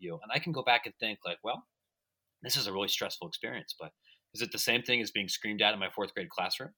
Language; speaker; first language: English; native; English